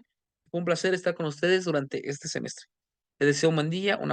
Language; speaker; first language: Spanish; native; Spanish